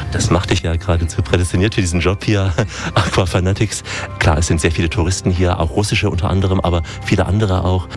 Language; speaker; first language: German; native; German